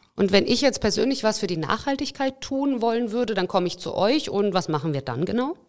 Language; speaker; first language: German; early bilingual, other home language; Russian